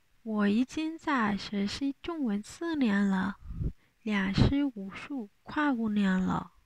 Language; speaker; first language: Chinese; non-native, learner; Spanish